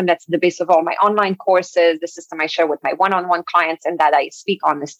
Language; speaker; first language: English; non-native, fluent; French